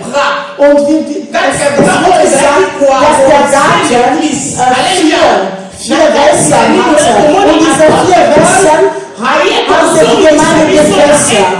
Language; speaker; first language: German; non-native, fluent; French